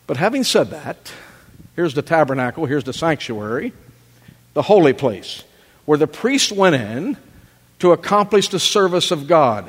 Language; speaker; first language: English; native; English